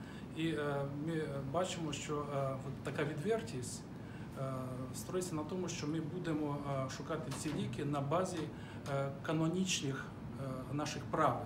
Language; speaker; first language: Ukrainian; native; Ukrainian